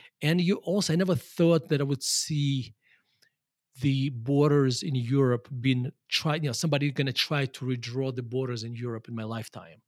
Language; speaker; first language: English; non-native, fluent; Russian